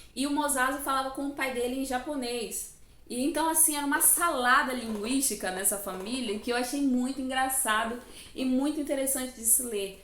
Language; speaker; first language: Portuguese; native; Portuguese